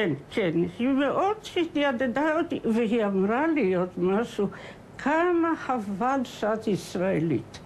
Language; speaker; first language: Hebrew; non-native, fluent; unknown